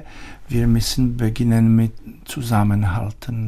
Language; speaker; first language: German; non-native, learner; Czech